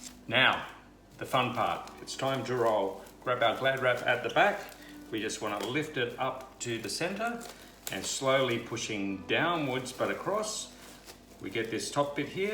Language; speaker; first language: English; native; English